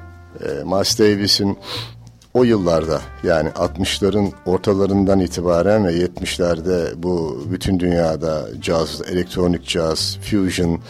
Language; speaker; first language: Turkish; native; Turkish